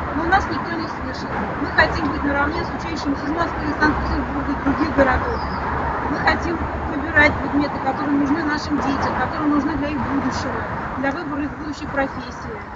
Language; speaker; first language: Russian; native; Russian